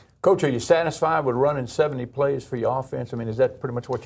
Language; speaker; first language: English; native; English